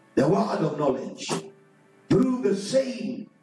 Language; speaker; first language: English; non-native, local second language; Swahili